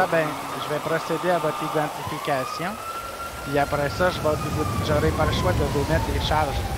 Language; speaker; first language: French; native; French